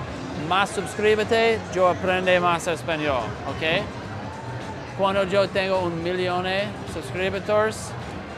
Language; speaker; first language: Spanish; non-native, learner; English